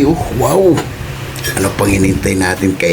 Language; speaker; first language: Filipino; native; Filipino